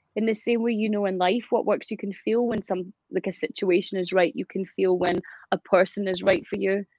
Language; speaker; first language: English; native; English